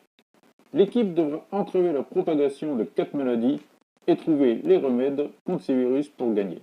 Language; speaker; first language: French; native; French